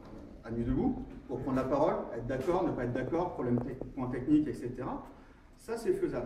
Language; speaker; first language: French; native; French